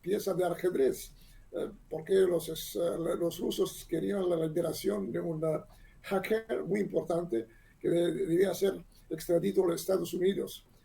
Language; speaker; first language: Spanish; non-native, learner; Hebrew